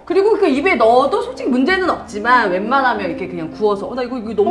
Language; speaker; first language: Korean; native; Korean